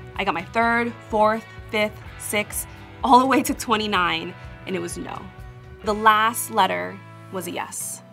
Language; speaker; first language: English; native; English